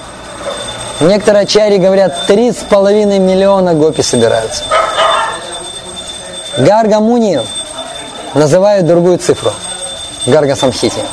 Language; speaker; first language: Russian; native; Russian